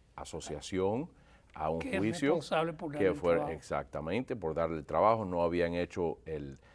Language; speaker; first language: Spanish; early bilingual, heritage; Spanish